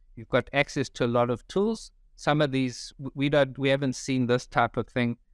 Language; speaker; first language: English; native; English